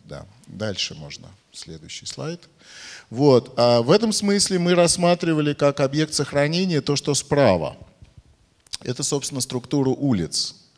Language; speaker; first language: Russian; native; Russian